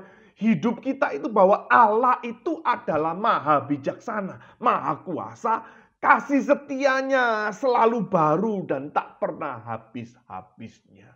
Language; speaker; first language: Indonesian; native; Indonesian